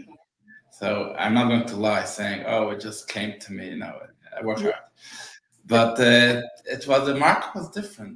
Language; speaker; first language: English; early bilingual, other home language; Yiddish